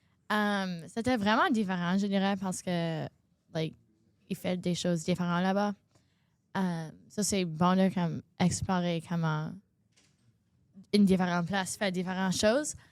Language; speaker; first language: French; non-native, local second language; English